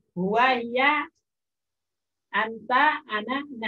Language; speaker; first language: Arabic; non-native, fluent; Indonesian